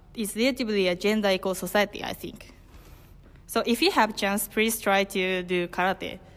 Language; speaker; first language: English; non-native, learner; Japanese